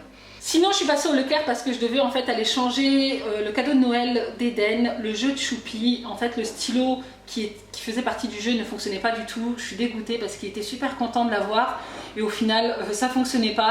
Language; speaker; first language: French; native; French